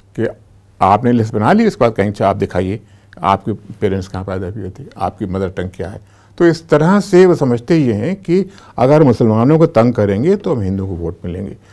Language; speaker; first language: Hindi; native; Hindi